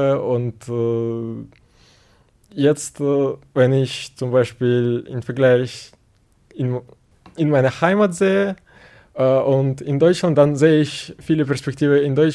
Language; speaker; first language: German; non-native, learner; Ukrainian